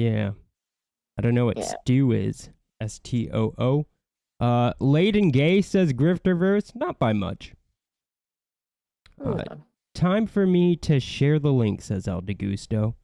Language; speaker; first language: English; native; English